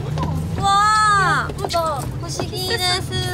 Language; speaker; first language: Japanese; non-native, fluent; Korean